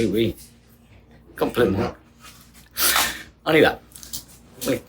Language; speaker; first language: French; non-native, learner; Spanish